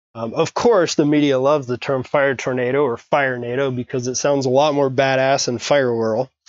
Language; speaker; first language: English; native; English